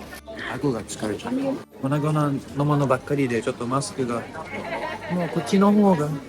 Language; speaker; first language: Japanese; non-native, fluent; English